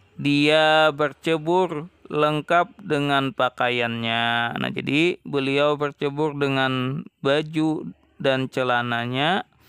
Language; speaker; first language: Indonesian; non-native, local second language; Banjar